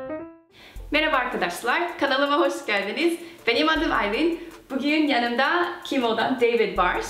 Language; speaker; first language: Turkish; non-native, fluent; Korean